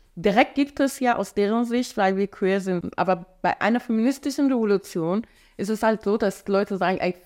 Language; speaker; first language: German; non-native, fluent; Persian